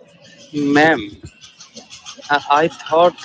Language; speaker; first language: English; non-native, learner; Bangla